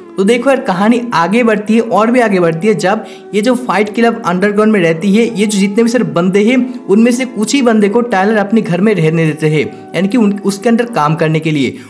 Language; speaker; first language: Hindi; non-native, local second language; Bangla